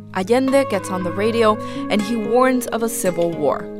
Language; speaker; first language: English; non-native, fluent; Spanish